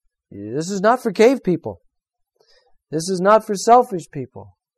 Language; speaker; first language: English; native; English